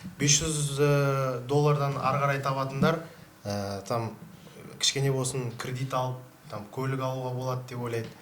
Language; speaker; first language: Kazakh; native; Kazakh